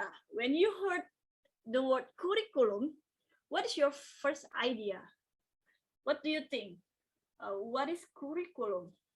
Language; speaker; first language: English; non-native, local second language; Indonesian